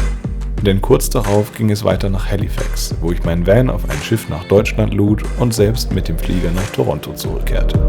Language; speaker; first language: German; native; German